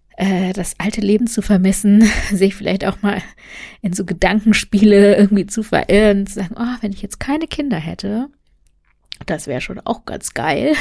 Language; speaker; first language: German; native; German